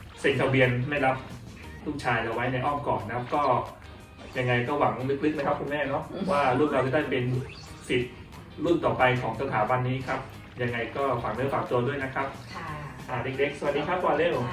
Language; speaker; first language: Thai; native; Thai